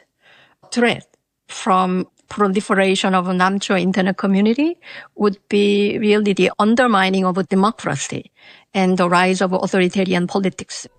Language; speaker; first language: English; non-native, fluent; Korean